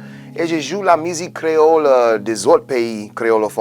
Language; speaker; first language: French; non-native, local second language; English